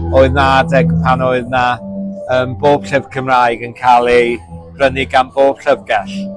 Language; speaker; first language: Welsh; native; Welsh